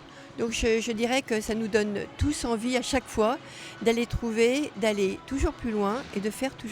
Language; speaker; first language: French; native; French